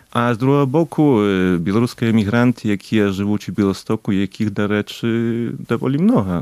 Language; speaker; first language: Belarusian; native; Belarusian